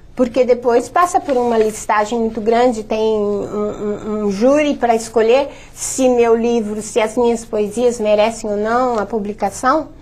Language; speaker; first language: Portuguese; native; Portuguese